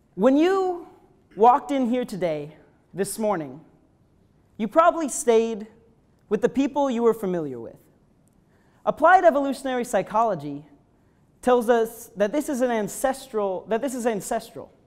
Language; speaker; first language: English; native; English